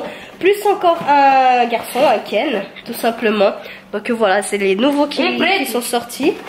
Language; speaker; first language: French; early bilingual, other home language; Portuguese